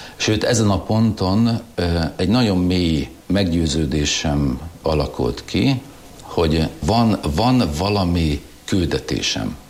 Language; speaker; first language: Hungarian; non-native, local second language; German